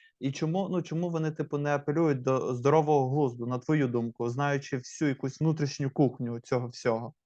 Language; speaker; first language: Ukrainian; native; Ukrainian